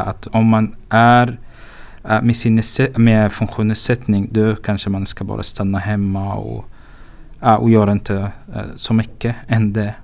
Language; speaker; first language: Swedish; non-native, fluent; Arabic